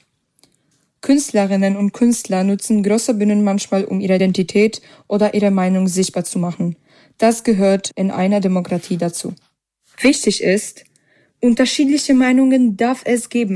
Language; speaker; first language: German; native; German